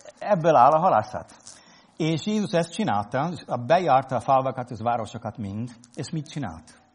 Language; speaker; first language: Hungarian; non-native, fluent; English